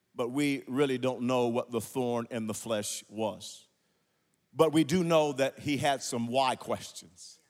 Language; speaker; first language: English; native; English